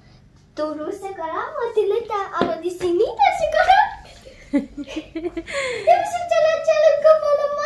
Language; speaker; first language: Indonesian; non-native, learner; Spanish